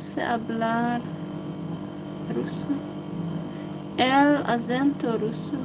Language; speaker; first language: Spanish; non-native, learner; Hungarian